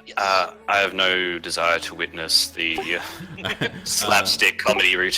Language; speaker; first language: English; native; English